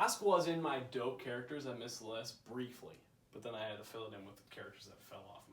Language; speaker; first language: English; native; English